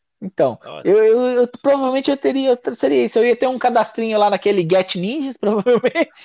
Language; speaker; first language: Portuguese; native; Portuguese